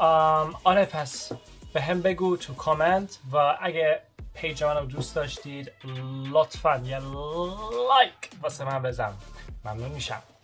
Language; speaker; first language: Persian; early bilingual, heritage; Persian